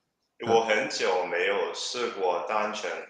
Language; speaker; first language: Chinese; non-native, learner; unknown